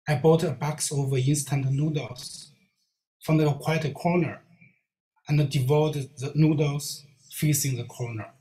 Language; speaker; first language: English; non-native, learner; Chinese